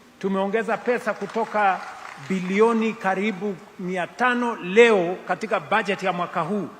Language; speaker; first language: Swahili; non-native, local second language; Kalenjin